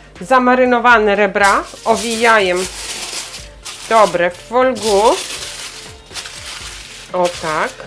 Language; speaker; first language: Polish; non-native, learner; Ukrainian